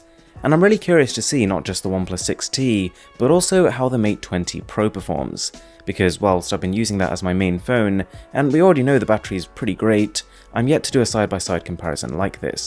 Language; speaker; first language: English; native; English